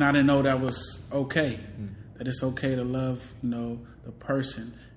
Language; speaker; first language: English; native; English